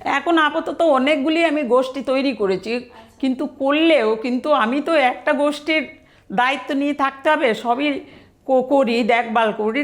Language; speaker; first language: Bangla; non-native, fluent; Telugu